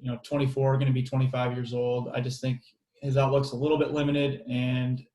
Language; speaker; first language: English; native; English